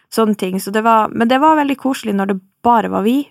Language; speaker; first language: Norwegian; native; Norwegian